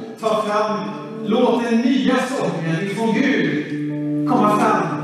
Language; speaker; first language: Swedish; non-native, fluent; Swahili